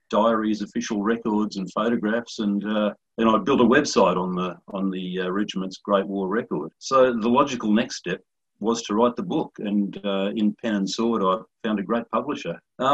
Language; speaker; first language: English; native; English